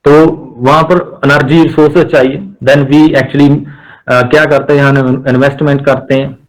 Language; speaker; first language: Hindi; non-native, local second language; Punjabi